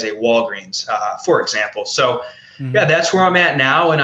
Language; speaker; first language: English; native; English